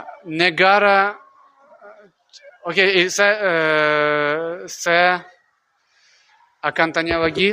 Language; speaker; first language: Indonesian; non-native, learner; Russian